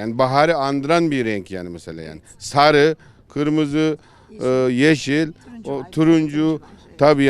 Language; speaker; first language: Turkish; non-native, local second language; Kyrgyz